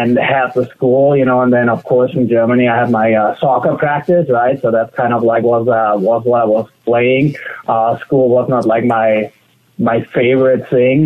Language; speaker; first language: English; non-native, fluent; German